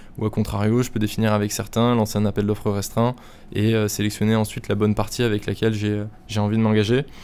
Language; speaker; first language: French; native; French